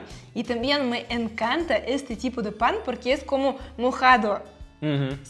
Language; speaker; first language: Spanish; non-native, fluent; Russian